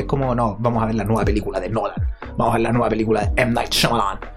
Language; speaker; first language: Spanish; native; Spanish